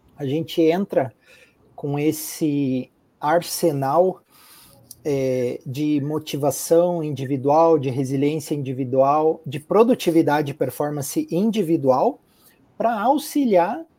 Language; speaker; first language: Portuguese; native; Portuguese